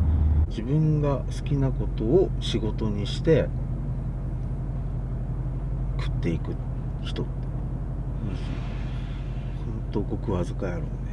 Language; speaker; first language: Japanese; native; Japanese